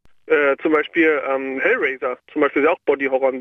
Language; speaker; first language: German; native; German